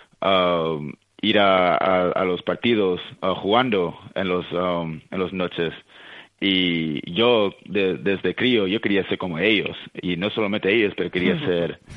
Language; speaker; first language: Spanish; early bilingual, heritage; Spanish